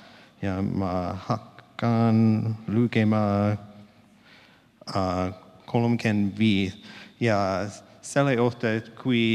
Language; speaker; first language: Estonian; non-native, learner; English